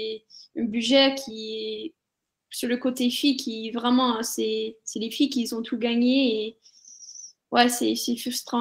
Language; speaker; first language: French; non-native, fluent; English